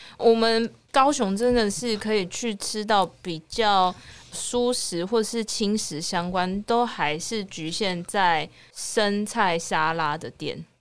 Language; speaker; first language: Chinese; native; Chinese